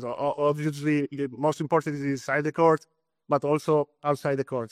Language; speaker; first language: English; non-native, fluent; Italian